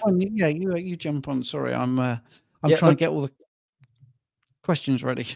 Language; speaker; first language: English; native; English